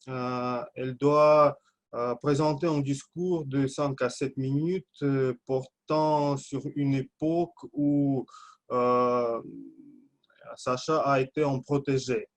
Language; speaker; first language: French; non-native, fluent; Russian